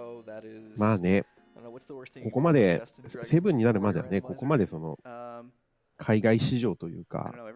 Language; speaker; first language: Japanese; native; Japanese